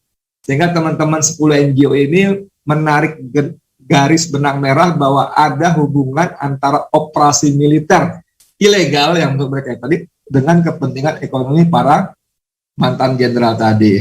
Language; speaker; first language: Indonesian; native; Indonesian